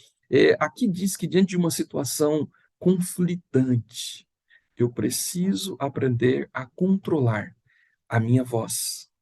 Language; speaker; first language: Portuguese; native; Portuguese